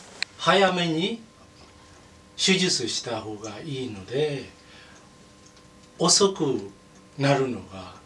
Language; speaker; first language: Japanese; non-native, learner; Burmese